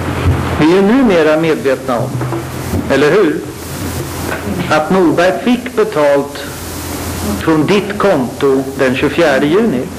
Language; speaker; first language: Swedish; native; Swedish